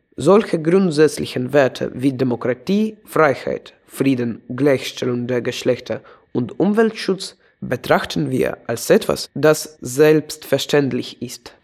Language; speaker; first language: German; non-native, fluent; Russian